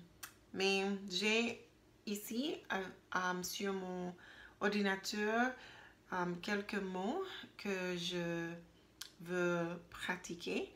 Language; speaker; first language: French; non-native, learner; English